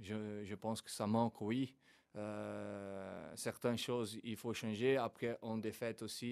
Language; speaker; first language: French; non-native, fluent; Portuguese